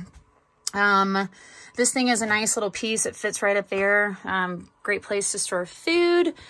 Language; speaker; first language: English; native; English